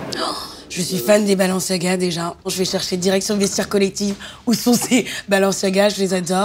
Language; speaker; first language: French; native; French